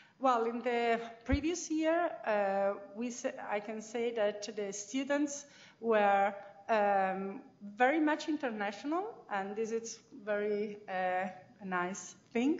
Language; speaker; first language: English; non-native, fluent; Italian